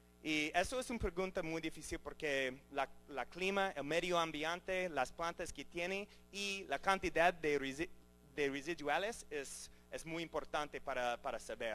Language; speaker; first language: Spanish; non-native, learner; English